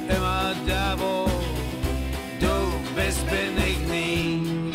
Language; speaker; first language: Icelandic; non-native, fluent; German